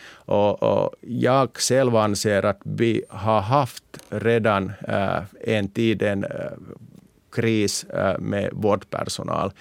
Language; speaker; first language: Swedish; non-native, local second language; Finnish